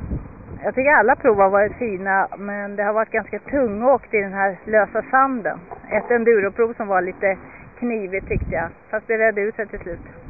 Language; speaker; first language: Swedish; native; Swedish